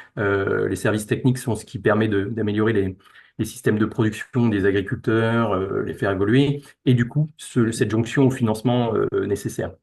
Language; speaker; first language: French; native; French